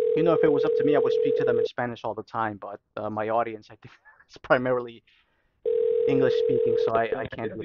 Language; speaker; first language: English; native; English